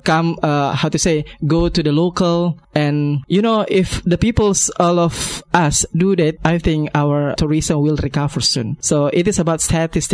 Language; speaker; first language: English; non-native, learner; Indonesian